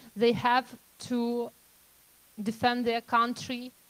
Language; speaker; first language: English; non-native, fluent; Ukrainian